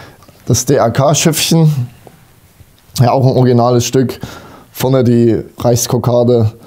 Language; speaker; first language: German; native; German